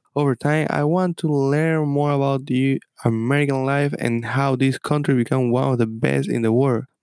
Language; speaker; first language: English; non-native, fluent; Spanish